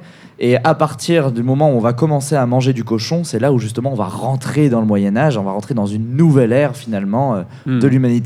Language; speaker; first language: French; native; French